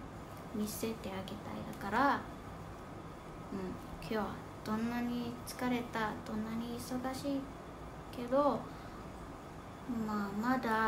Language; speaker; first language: Japanese; non-native, fluent; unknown